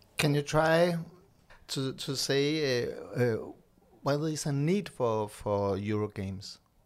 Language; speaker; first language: English; non-native, learner; Danish